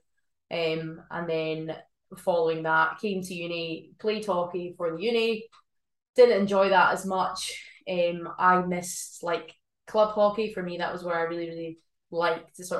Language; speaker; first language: English; native; English